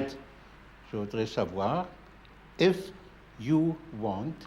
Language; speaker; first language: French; non-native, fluent; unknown